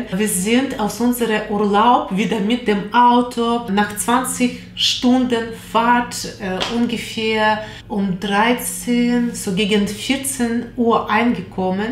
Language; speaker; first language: German; non-native, fluent; Russian